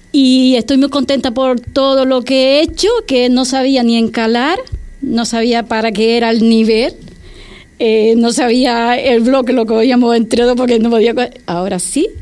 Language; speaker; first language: Spanish; native; Spanish